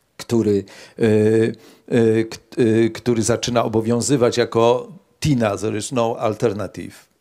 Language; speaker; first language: Polish; native; Polish